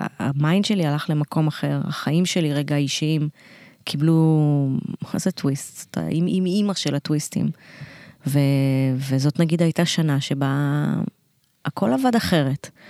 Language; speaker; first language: Hebrew; early bilingual, other home language; Russian